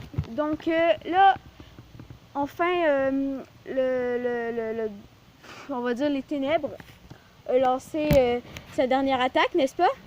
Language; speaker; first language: French; native; French